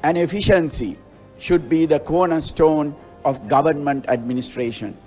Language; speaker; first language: English; non-native, local second language; Sinhala